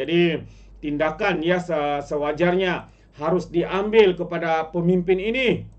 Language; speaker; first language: Malay; non-native, local second language; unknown